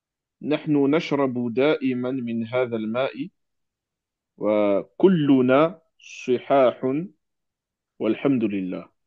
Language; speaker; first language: Arabic; non-native, learner; French